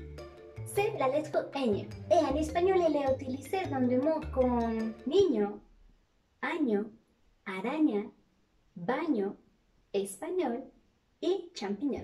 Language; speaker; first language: French; non-native, learner; Spanish